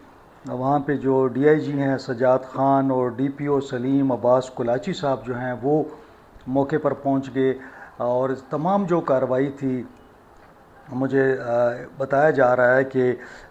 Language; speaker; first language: Urdu; native; Urdu